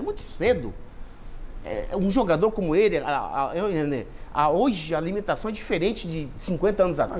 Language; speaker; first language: Portuguese; native; Portuguese